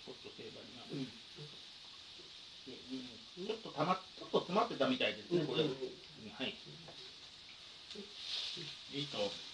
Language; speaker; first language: Japanese; native; Japanese